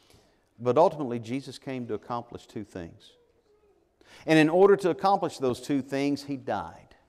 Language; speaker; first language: English; native; English